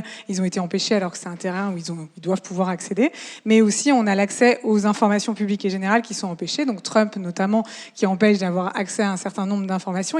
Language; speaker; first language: French; native; French